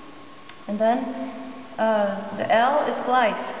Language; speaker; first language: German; non-native, learner; English